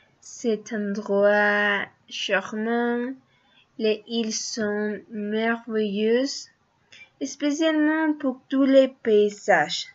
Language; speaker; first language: French; non-native, learner; Spanish